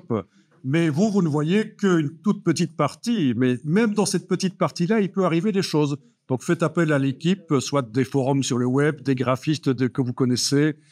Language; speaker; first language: French; native; French